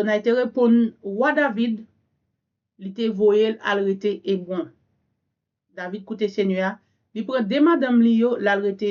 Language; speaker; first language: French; non-native, learner; Haitian Creole